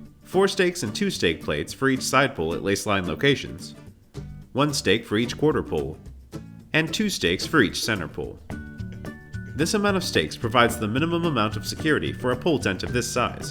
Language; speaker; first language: English; native; English